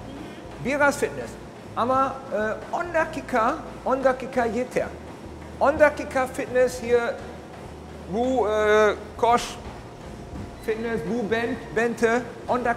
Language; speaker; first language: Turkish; non-native, learner; German